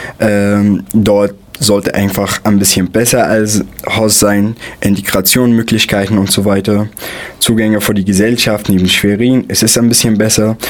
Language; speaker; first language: German; non-native, fluent; Arabic